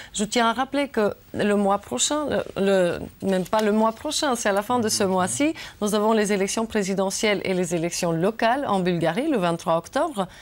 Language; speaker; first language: French; non-native, fluent; Bulgarian